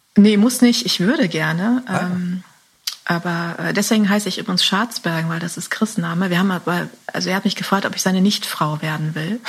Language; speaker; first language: German; native; German